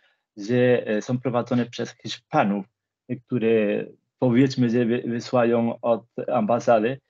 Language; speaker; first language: Polish; non-native, fluent; Spanish